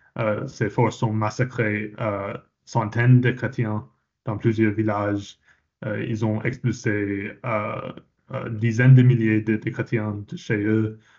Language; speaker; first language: French; non-native, fluent; English